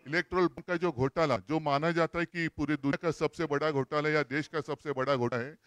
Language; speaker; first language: Hindi; non-native, local second language; Marathi